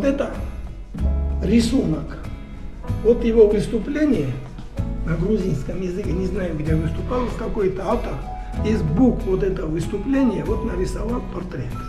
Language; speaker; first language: Russian; non-native, local second language; Georgian